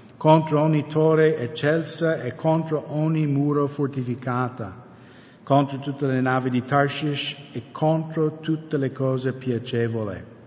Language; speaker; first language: Italian; non-native, fluent; English